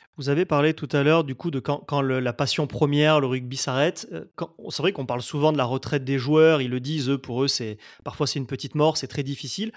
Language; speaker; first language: French; native; French